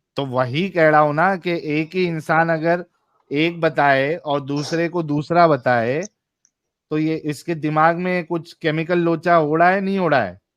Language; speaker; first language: Hindi; native; Hindi